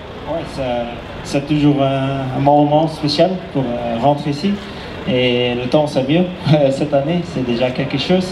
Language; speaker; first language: French; non-native, fluent; Dutch